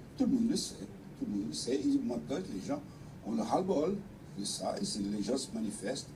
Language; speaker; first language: French; non-native, fluent; Portuguese